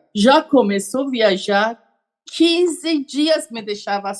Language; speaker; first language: Portuguese; non-native, learner; Persian